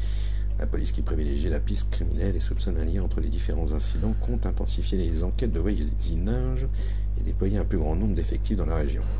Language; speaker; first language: French; native; French